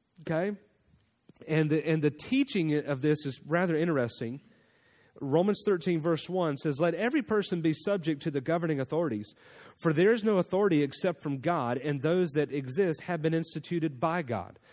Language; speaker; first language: English; native; English